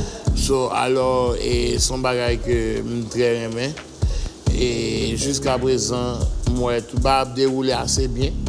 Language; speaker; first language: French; non-native, local second language; Haitian Creole